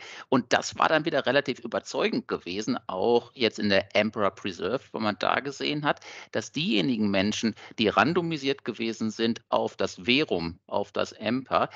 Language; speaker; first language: German; native; German